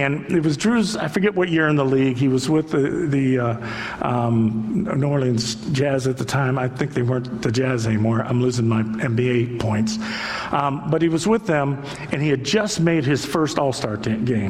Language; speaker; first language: English; native; English